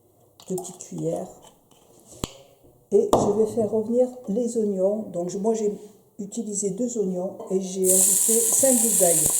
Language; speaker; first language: French; native; French